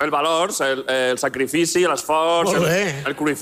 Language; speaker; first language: Catalan; non-native, local second language; Spanish